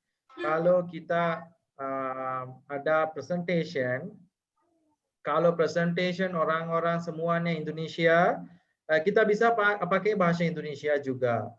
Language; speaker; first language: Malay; non-native, learner; Sinhala